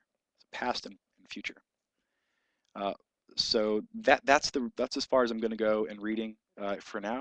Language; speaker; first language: English; native; English